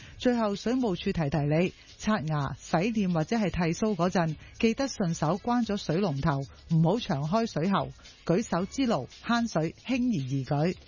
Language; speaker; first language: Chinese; non-native, local second language; Cantonese